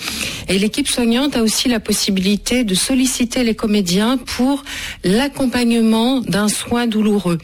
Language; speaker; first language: French; native; French